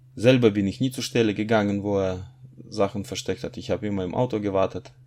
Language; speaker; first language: German; non-native, fluent; Russian